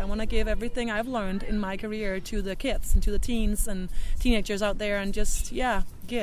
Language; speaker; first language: English; non-native, fluent; Danish